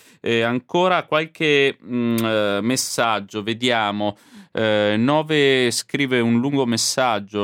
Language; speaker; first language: Italian; native; Italian